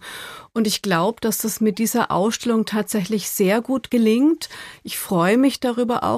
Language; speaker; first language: German; native; German